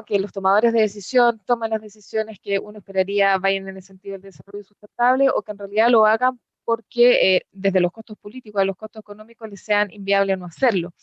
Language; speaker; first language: Spanish; native; Spanish